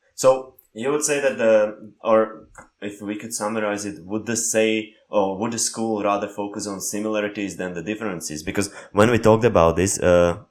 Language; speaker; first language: English; non-native, fluent; Slovak